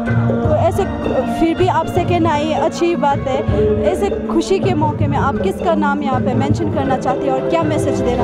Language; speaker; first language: Hindi; non-native, local second language; Nepali